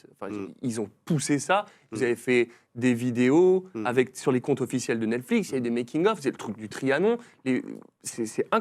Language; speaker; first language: French; native; French